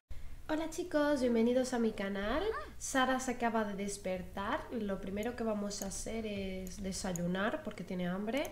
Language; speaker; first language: Spanish; native; Spanish